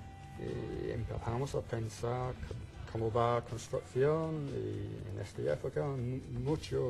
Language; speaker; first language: Spanish; non-native, fluent; English